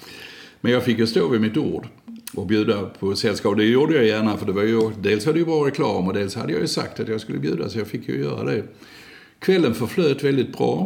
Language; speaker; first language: Swedish; native; Swedish